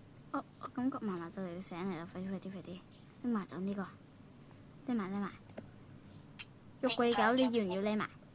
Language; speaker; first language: Chinese; native; Chinese